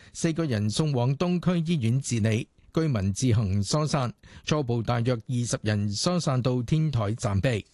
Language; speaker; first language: Cantonese; native; Cantonese